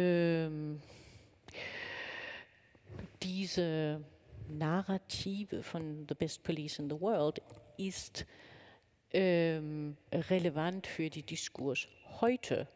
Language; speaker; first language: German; non-native, fluent; Danish